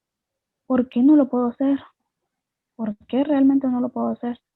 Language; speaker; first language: Spanish; native; Spanish